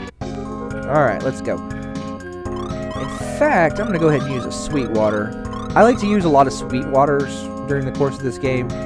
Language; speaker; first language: English; native; English